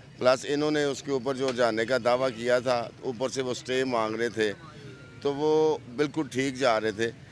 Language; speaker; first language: Urdu; non-native, local second language; Punjabi